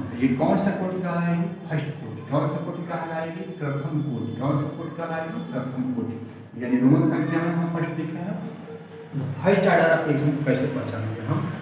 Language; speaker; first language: Hindi; native; Hindi